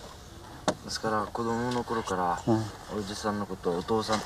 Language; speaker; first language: Japanese; non-native, fluent; Mongolian